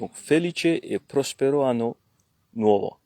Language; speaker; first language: Italian; non-native, learner; French